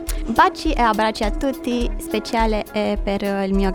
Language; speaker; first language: Italian; non-native, fluent; Romanian